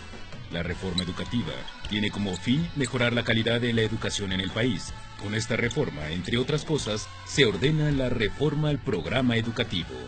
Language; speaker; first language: Spanish; native; Spanish